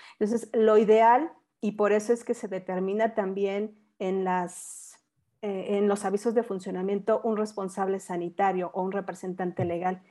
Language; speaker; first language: Spanish; native; Spanish